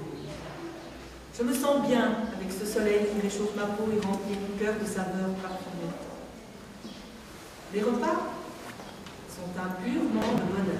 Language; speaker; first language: French; native; French